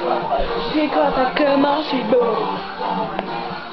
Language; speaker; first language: French; native; French